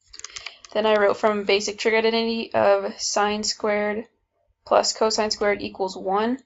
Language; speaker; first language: English; native; English